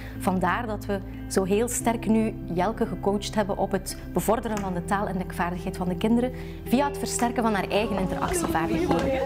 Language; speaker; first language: Dutch; native; Dutch